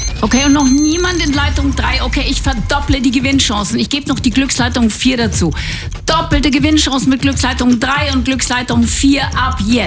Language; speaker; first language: German; native; German